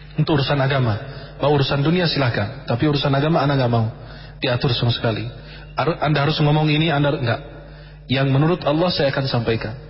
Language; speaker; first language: Indonesian; non-native, fluent; Arabic